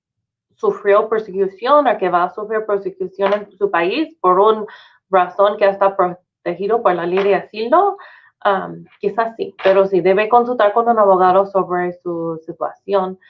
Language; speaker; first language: Spanish; non-native, fluent; English